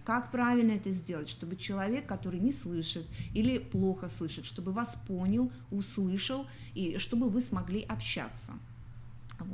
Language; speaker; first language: Russian; native; Russian